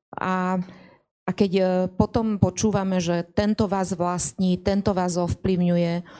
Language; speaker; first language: Slovak; native; Slovak